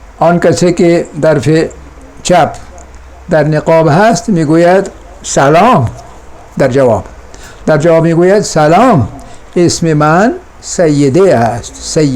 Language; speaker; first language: Persian; non-native, fluent; Urdu